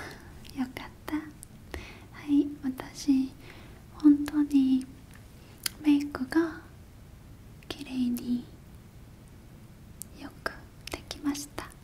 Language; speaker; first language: Japanese; non-native, fluent; Korean